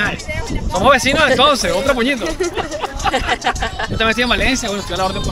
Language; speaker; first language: Spanish; native; Spanish